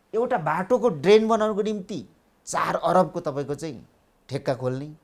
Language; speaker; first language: Nepali; native; Nepali